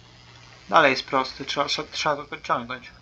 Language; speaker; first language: Polish; native; Polish